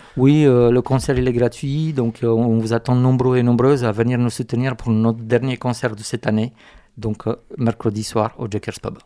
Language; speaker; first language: French; non-native, fluent; Romanian